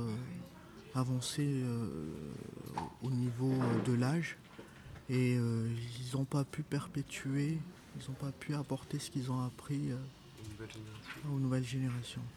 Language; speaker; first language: French; non-native, local second language; Malagasy